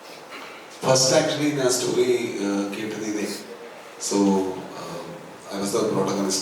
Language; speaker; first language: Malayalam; non-native, learner; Kannada